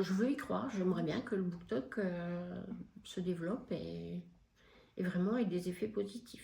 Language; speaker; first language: French; native; French